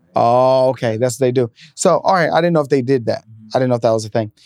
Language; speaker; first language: English; native; English